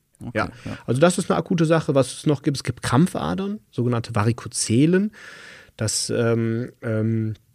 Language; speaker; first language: German; native; German